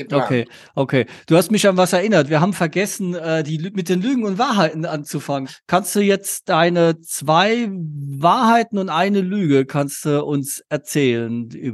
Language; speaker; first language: German; native; German